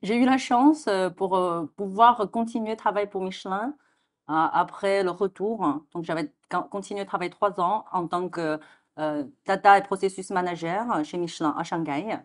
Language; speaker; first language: French; non-native, fluent; Chinese